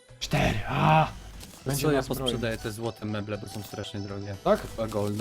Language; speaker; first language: Polish; native; Polish